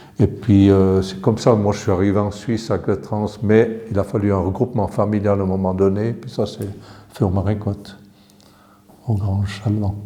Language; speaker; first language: French; early bilingual, other home language; English